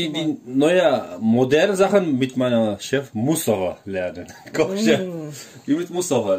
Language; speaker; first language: German; non-native, learner; Turkish